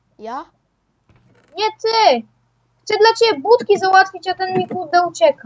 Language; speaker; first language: Polish; native; Polish